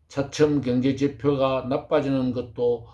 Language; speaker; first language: Korean; native; Korean